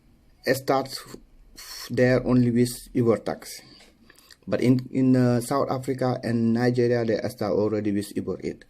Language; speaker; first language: English; non-native, learner; Wolof